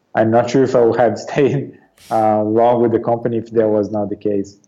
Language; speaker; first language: English; non-native, fluent; Portuguese